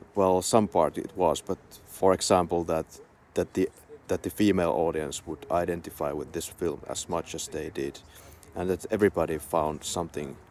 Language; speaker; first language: English; non-native, fluent; Finnish